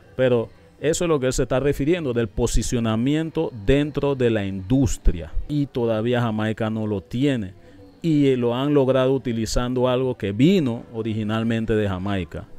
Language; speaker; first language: Spanish; non-native, local second language; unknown